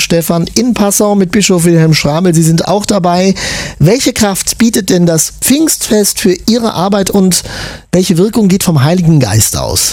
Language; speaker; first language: German; native; German